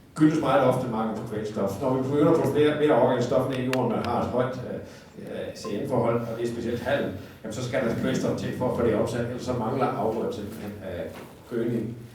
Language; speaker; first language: Danish; native; Danish